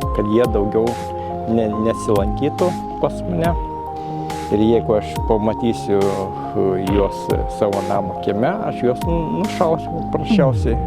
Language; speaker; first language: Lithuanian; native; Lithuanian